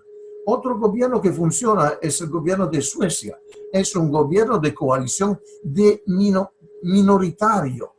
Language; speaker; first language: Spanish; non-native, fluent; Italian